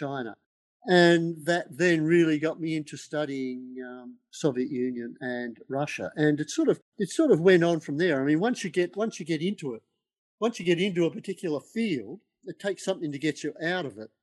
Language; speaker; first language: English; native; English